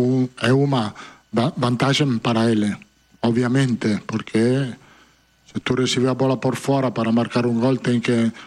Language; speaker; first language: Portuguese; non-native, fluent; Italian